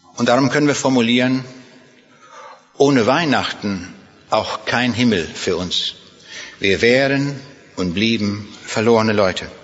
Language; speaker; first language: German; native; German